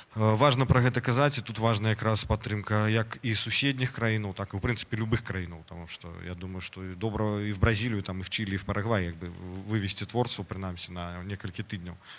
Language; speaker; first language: Belarusian; non-native, local second language; Russian